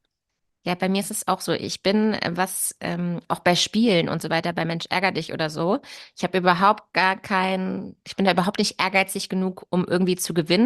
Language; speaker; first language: German; native; German